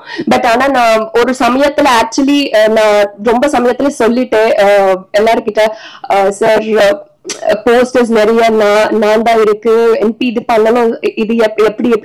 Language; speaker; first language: Tamil; non-native, learner; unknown